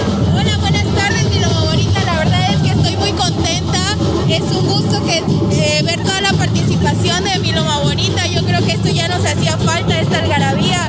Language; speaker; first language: Spanish; native; Spanish